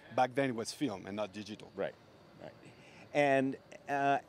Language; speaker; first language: English; non-native, fluent; French